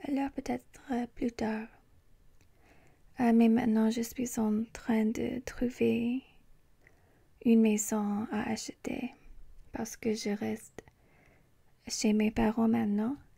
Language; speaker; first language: French; non-native, learner; English